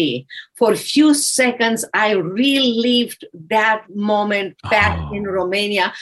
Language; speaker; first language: English; non-native, fluent; Romanian